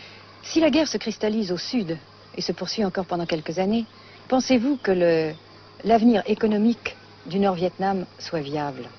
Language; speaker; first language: French; native; French